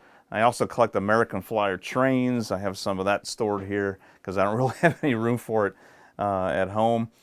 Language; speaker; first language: English; native; English